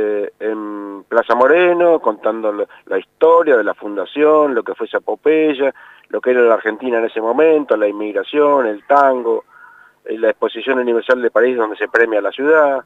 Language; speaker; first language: Spanish; native; Spanish